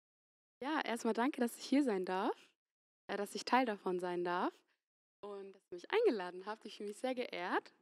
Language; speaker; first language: German; early bilingual, other home language; Albanian